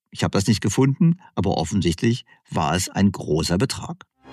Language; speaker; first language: German; native; German